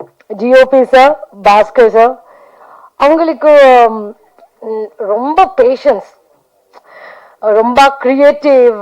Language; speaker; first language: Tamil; non-native, learner; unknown